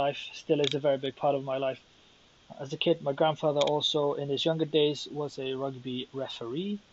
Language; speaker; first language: English; native; English